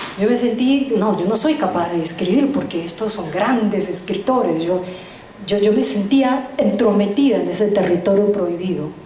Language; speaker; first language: Spanish; early bilingual, other home language; Chinese